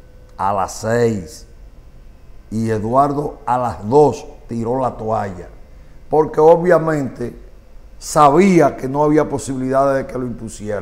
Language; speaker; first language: Spanish; native; Spanish